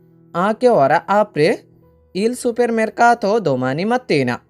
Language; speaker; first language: Italian; non-native, learner; Bangla